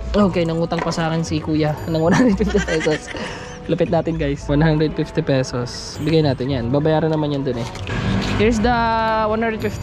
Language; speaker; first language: Filipino; native; Filipino